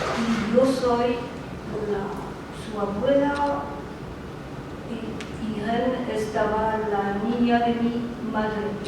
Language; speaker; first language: Spanish; non-native, learner; French